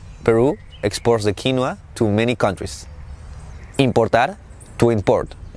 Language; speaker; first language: English; non-native, fluent; Spanish